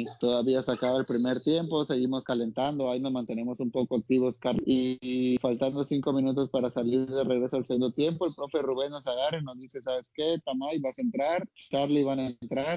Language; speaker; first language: Spanish; native; Spanish